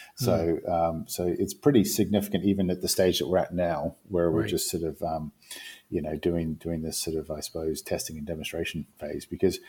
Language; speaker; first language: English; native; English